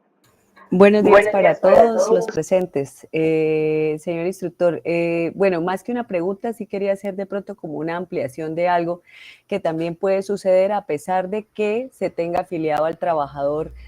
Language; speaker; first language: Spanish; native; Spanish